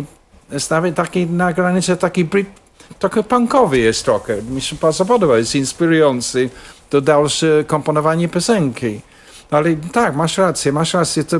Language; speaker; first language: Polish; non-native, fluent; English